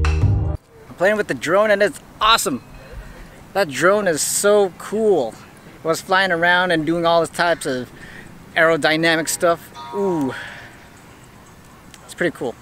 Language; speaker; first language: English; native; English